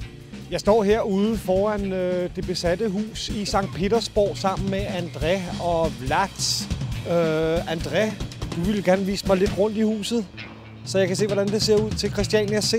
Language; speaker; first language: Danish; native; Danish